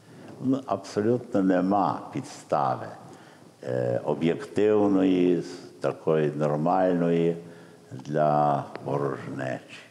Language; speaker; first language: Ukrainian; early bilingual, heritage; Ukrainian